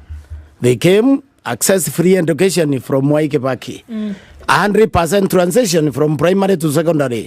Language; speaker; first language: English; non-native, local second language; Meru